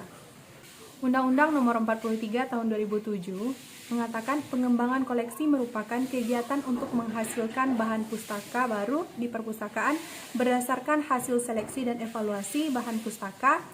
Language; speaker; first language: Indonesian; native; Indonesian